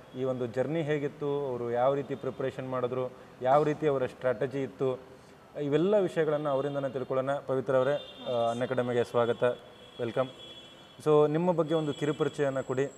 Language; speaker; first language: Kannada; native; Kannada